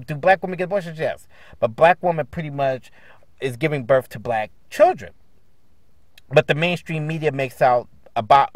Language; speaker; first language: English; native; English